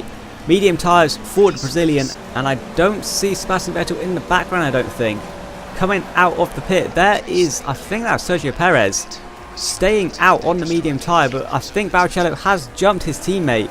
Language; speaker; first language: English; native; English